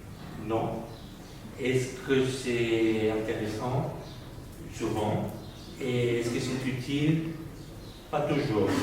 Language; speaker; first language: French; non-native, fluent; Spanish